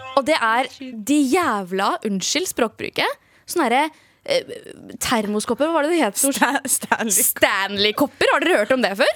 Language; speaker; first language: Norwegian; early bilingual, other home language; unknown